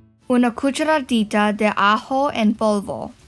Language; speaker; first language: Spanish; non-native, learner; English